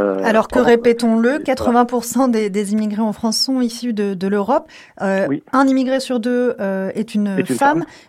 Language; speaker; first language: French; native; French